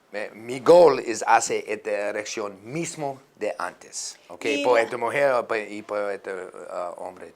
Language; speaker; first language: Spanish; non-native, learner; English